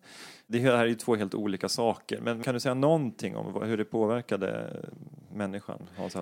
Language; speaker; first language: Swedish; native; Swedish